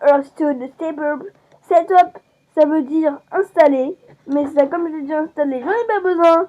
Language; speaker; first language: French; native; French